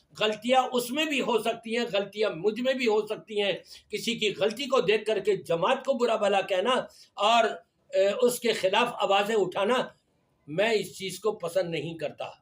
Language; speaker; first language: Urdu; native; Urdu